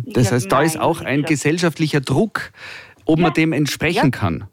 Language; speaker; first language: German; native; German